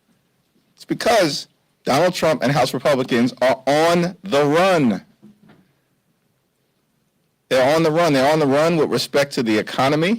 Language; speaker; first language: English; native; English